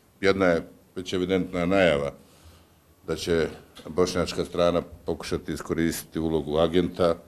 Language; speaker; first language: Croatian; native; Croatian